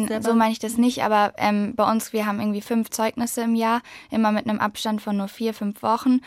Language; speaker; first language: German; native; German